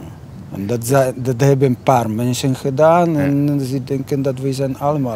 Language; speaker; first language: Dutch; non-native, learner; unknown